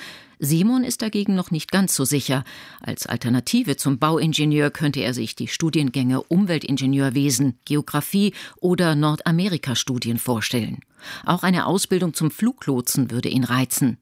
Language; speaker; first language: German; native; German